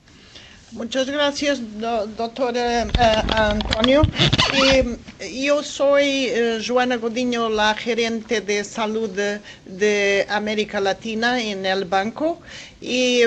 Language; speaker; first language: Spanish; non-native, fluent; Portuguese